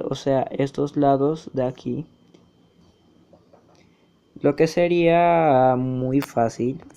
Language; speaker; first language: Spanish; native; Spanish